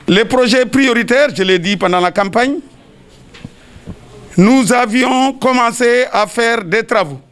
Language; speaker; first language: French; non-native, local second language; Wolof